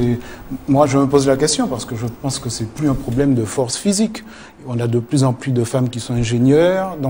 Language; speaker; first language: French; native; French